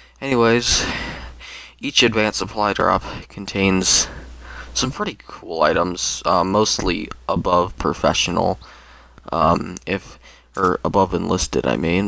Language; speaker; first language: English; native; English